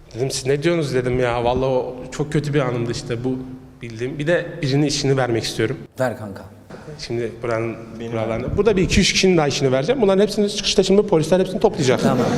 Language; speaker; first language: Turkish; native; Turkish